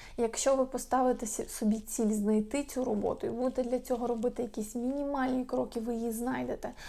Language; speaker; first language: Ukrainian; non-native, local second language; Russian